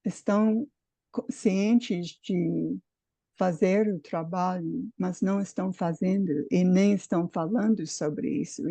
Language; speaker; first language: Portuguese; non-native, fluent; English